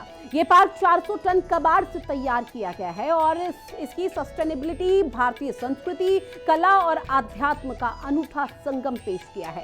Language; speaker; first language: Hindi; native; Hindi